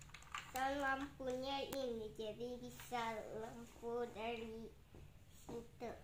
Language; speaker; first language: Indonesian; early bilingual, heritage; English